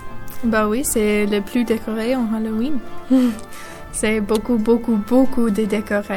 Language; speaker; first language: French; non-native, learner; English